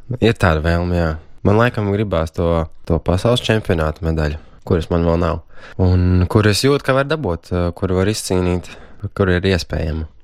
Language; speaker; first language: Latvian; native; Latvian